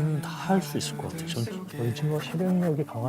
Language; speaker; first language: Korean; native; Korean